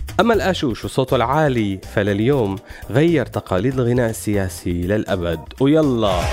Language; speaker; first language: Arabic; native; Arabic